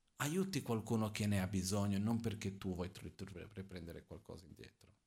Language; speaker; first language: Italian; non-native, fluent; Portuguese